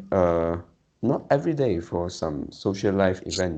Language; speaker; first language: English; non-native, learner; Chinese